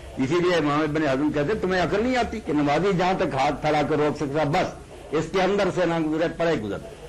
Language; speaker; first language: Urdu; non-native, local second language; Punjabi